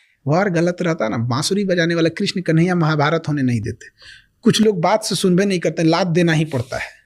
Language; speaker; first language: Hindi; native; Hindi